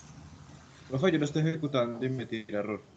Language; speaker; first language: Spanish; native; Spanish